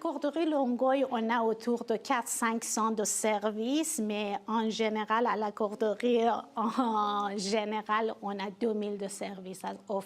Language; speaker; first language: French; non-native, fluent; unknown